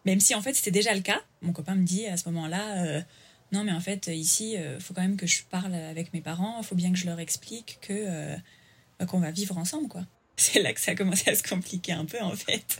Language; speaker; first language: French; native; French